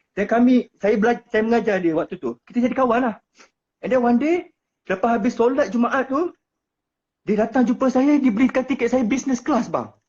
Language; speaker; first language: Malay; native; Malay